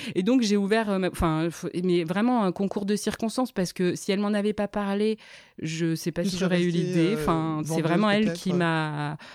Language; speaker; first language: French; native; French